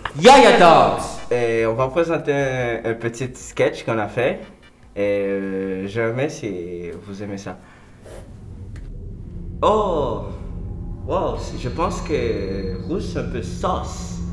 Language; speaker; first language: French; non-native, local second language; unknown